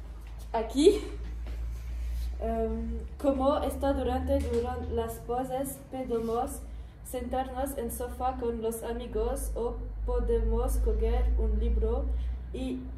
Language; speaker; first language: Spanish; non-native, learner; French